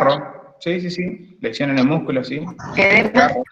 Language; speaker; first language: Spanish; native; Spanish